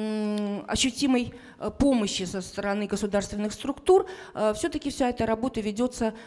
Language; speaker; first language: Russian; native; Russian